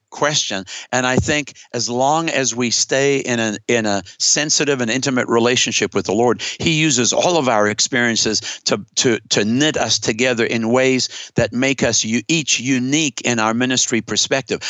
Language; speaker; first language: English; native; English